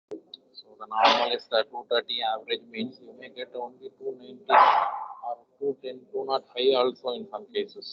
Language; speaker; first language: English; non-native, local second language; Tamil